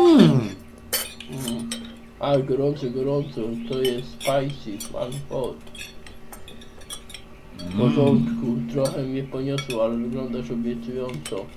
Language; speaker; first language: Polish; native; Polish